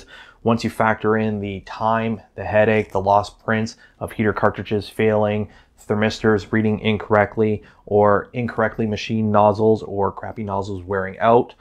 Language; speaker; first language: English; native; English